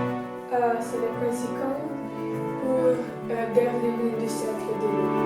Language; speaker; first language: French; non-native, learner; Slovenian